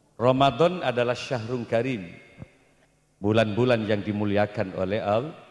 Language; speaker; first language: Indonesian; non-native, local second language; Madurese